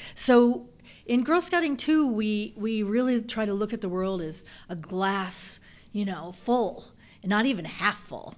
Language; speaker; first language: English; native; English